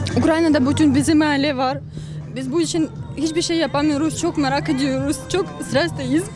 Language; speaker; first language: Turkish; non-native, learner; Ukrainian